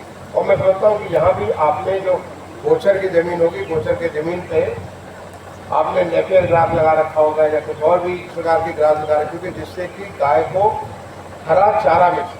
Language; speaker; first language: Hindi; native; Hindi